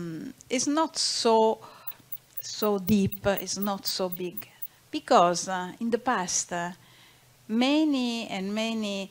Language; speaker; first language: English; non-native, learner; Italian